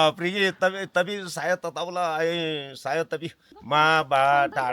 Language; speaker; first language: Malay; non-native, learner; Nepali